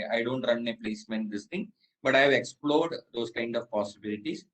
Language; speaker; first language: English; non-native, local second language; Malayalam